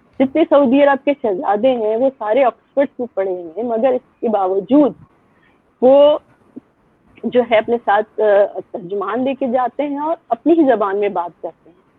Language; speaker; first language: Urdu; native; Urdu